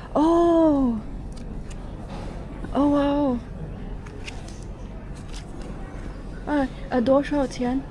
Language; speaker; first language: Chinese; non-native, learner; English